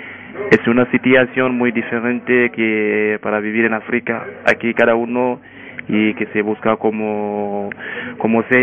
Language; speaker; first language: Spanish; non-native, learner; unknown